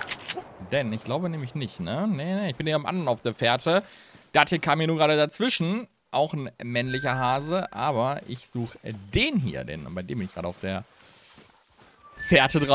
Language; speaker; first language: German; native; German